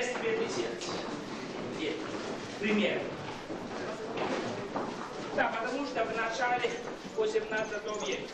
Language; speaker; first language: Russian; non-native, fluent; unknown